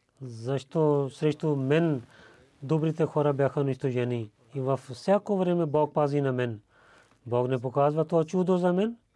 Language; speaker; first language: Bulgarian; non-native, learner; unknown